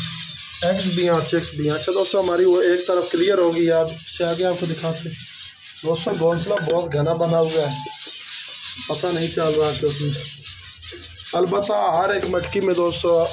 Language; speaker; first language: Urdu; non-native, local second language; Punjabi